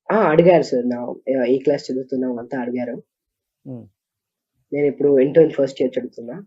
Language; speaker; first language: Telugu; non-native, learner; Kannada